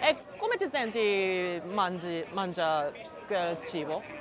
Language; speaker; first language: Italian; non-native, learner; Korean